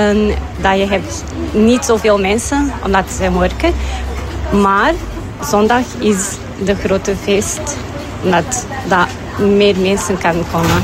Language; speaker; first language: Dutch; non-native, learner; Portuguese